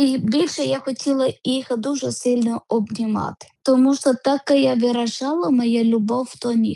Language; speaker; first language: Ukrainian; non-native, learner; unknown